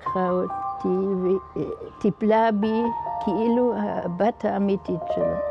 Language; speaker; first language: Hebrew; non-native, fluent; German